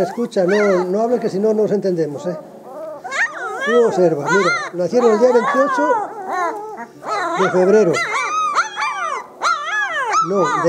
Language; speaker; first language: Spanish; native; Spanish